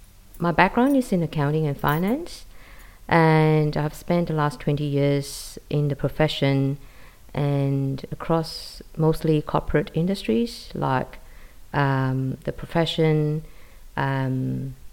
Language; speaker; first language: English; non-native, local second language; Cantonese